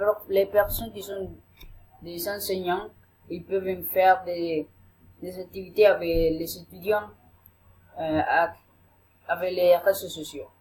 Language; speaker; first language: French; non-native, learner; Spanish